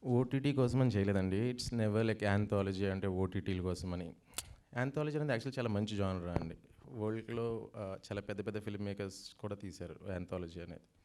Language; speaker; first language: Telugu; native; Telugu